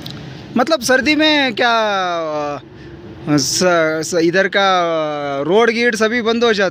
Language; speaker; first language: Hindi; non-native, local second language; Kannada